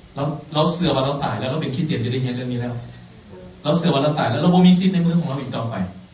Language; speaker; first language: Thai; non-native, local second language; Lao